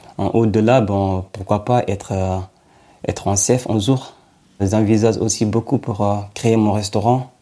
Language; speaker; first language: French; non-native, fluent; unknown